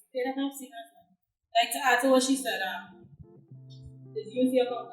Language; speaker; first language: English; native; English